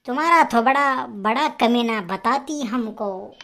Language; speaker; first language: Hindi; non-native, local second language; Marathi